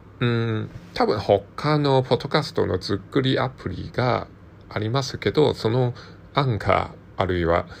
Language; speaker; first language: Japanese; non-native, learner; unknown